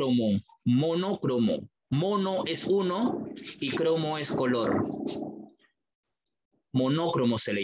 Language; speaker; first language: Spanish; native; Spanish